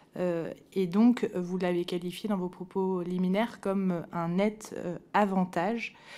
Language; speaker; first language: French; native; French